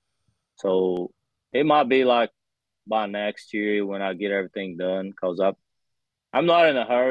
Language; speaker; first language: English; non-native, fluent; Portuguese